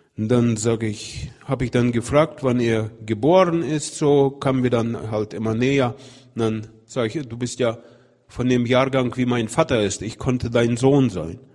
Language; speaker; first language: German; non-native, fluent; Russian